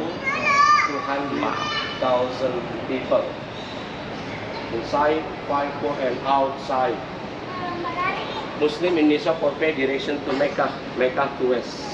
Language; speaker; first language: English; non-native, learner; Indonesian